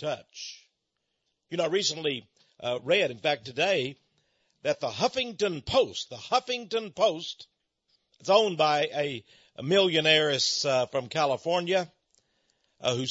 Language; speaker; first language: English; native; English